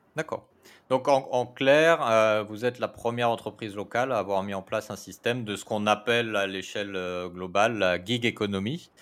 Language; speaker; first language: French; native; French